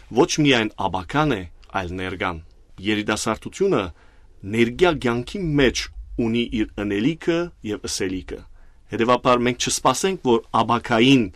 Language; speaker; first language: Armenian; early bilingual, heritage; Armenian